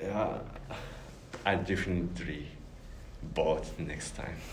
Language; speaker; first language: English; non-native, learner; Japanese